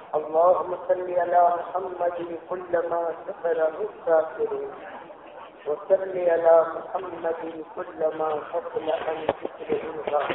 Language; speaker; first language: Urdu; native; Urdu